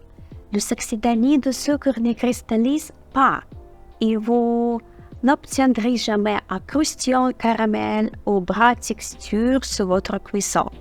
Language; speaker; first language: French; non-native, fluent; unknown